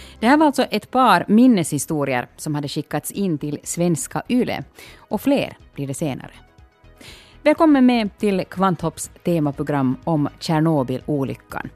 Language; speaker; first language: Swedish; native; Swedish